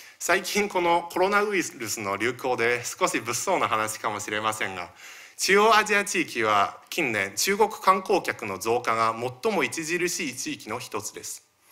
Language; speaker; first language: Japanese; early bilingual, other home language; Chinese